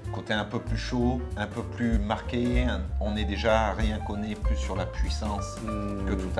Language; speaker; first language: French; native; French